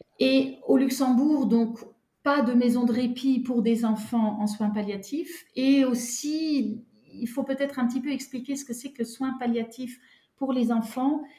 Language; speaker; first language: French; non-native, local second language; Luxembourgish